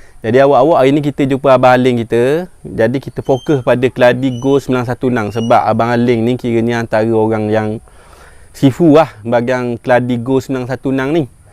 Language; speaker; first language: Malay; native; Malay